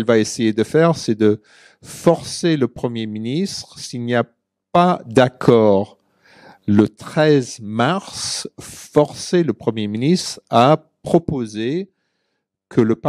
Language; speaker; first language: French; early bilingual, other home language; English